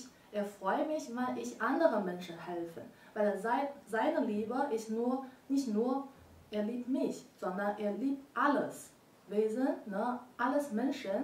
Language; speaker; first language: German; non-native, learner; Chinese